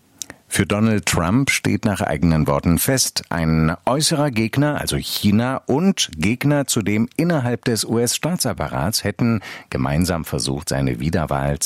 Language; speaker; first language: German; native; German